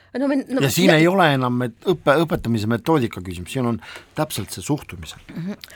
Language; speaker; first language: Estonian; non-native, local second language; Russian